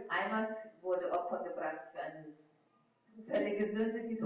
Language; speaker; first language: German; non-native, fluent; Russian